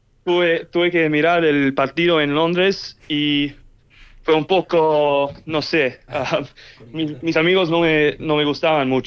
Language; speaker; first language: Spanish; early bilingual, heritage; English